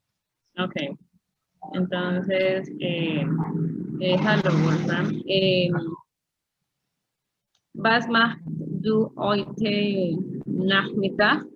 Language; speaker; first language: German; non-native, learner; Spanish